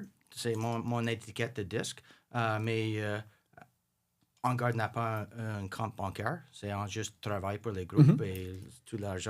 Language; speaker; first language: French; non-native, local second language; English